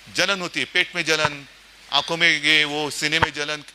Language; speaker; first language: Hindi; non-native, local second language; Marathi